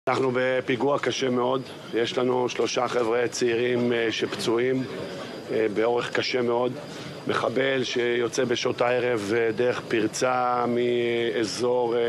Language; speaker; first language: Hebrew; native; Hebrew